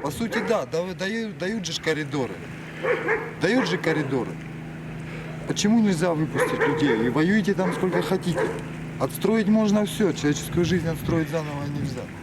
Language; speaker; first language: Russian; native; Russian